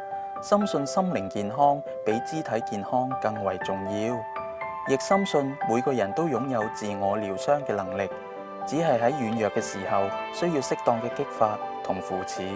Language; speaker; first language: Cantonese; native; Cantonese